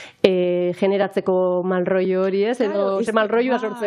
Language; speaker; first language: Basque; native; Basque